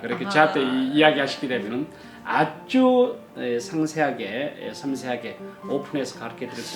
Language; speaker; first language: Korean; native; Korean